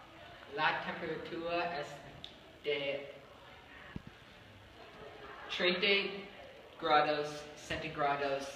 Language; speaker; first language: Spanish; non-native, learner; English